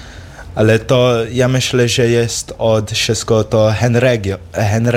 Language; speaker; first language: Polish; early bilingual, heritage; English